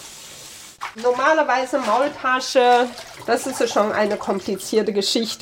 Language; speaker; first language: German; non-native, fluent; Chinese